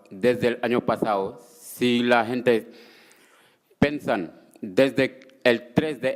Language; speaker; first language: Spanish; non-native, fluent; Wolof